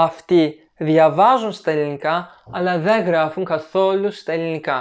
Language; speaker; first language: Greek; non-native, learner; Turkish